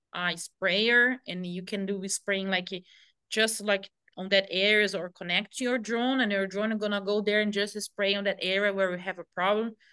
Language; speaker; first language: English; non-native, fluent; Portuguese